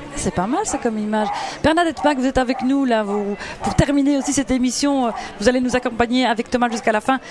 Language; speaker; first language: French; native; French